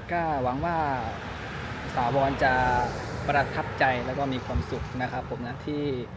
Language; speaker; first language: Thai; native; Thai